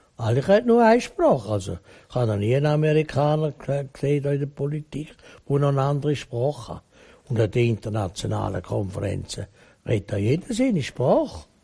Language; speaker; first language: German; native; German